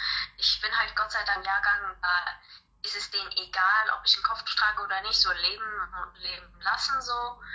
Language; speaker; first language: German; early bilingual, other home language; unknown